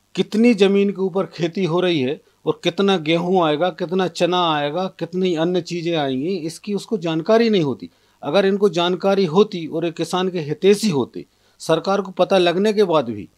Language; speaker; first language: Hindi; native; Hindi